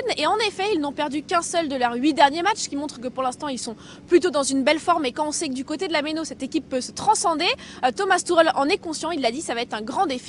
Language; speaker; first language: French; native; French